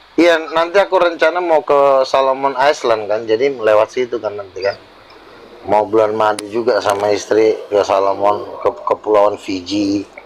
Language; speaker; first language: Indonesian; native; Indonesian